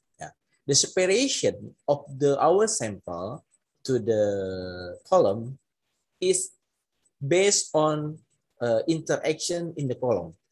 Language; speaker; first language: English; non-native, learner; Indonesian